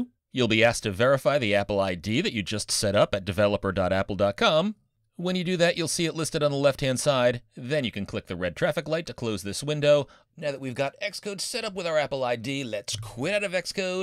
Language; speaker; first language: English; native; English